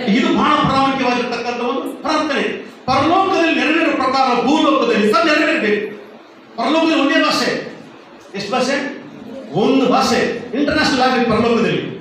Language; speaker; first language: Kannada; non-native, local second language; Tamil